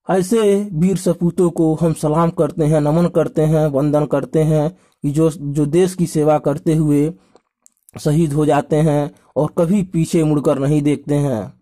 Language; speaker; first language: Hindi; native; Hindi